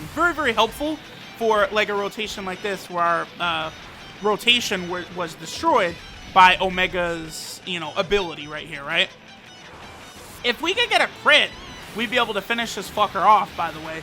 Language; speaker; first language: English; native; English